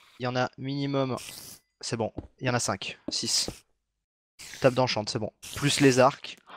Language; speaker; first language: French; native; French